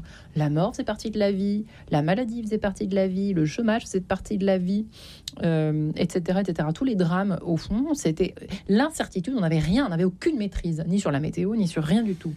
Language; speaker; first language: French; native; French